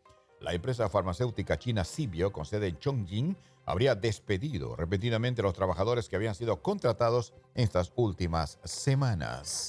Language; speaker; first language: Spanish; native; Spanish